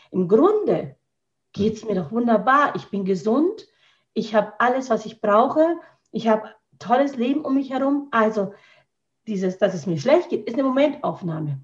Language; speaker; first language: German; native; German